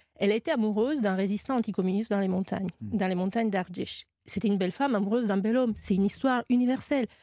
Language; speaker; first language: French; non-native, fluent; Romanian